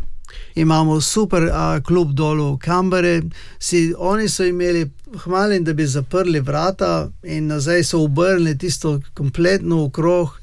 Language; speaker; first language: Slovenian; early bilingual, heritage; Slovenian